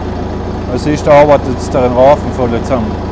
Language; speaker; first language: German; native; German